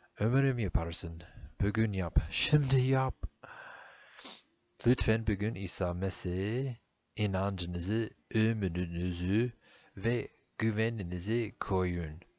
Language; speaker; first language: Turkish; non-native, fluent; English